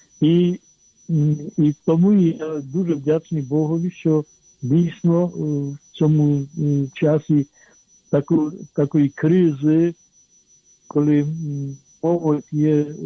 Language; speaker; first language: Ukrainian; non-native, fluent; Polish